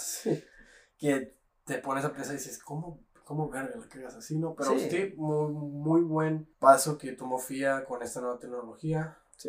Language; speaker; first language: Spanish; native; Spanish